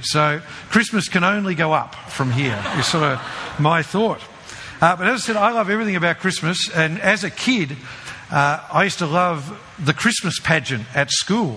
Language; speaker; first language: English; native; English